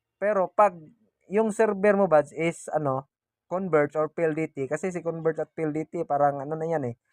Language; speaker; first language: Filipino; native; Filipino